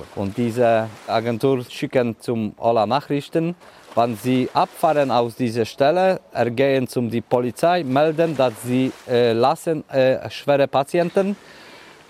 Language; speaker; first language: German; non-native, learner; Polish